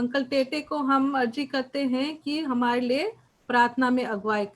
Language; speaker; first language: Hindi; native; Hindi